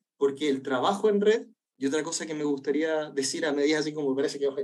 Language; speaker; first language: Spanish; native; Spanish